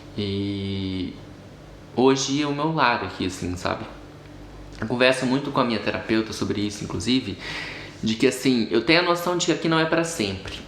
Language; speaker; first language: Portuguese; native; Portuguese